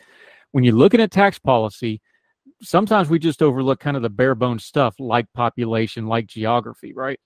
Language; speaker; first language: English; native; English